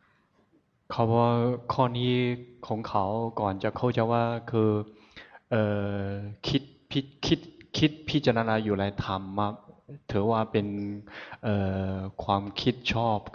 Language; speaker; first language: Thai; non-native, fluent; Chinese